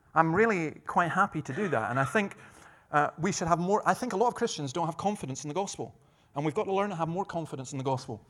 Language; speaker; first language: English; native; English